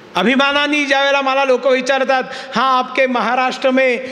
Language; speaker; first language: Hindi; non-native, local second language; Marathi